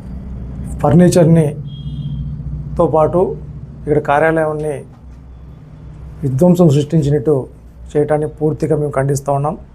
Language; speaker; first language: Telugu; native; Telugu